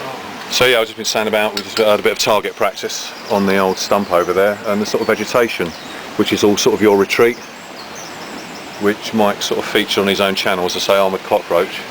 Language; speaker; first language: English; native; English